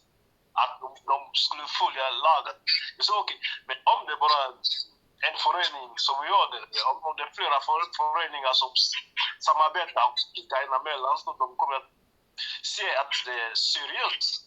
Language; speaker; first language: Swedish; non-native, learner; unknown